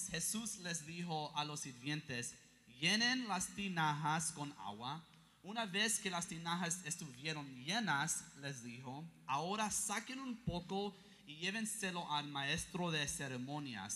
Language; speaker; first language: Spanish; early bilingual, heritage; English